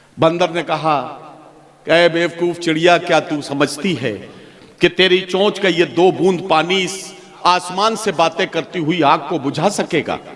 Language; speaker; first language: Hindi; native; Hindi